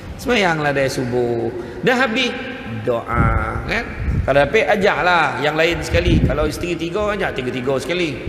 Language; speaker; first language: Malay; native; Malay